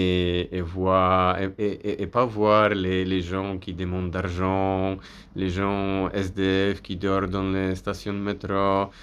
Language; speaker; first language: French; non-native, fluent; Polish